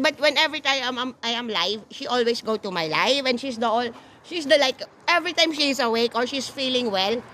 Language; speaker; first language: English; non-native, local second language; Filipino